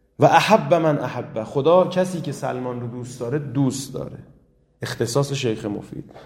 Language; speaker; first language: Persian; native; Persian